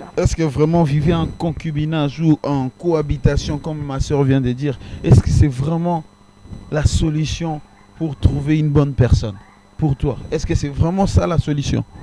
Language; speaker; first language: French; non-native, local second language; Lingala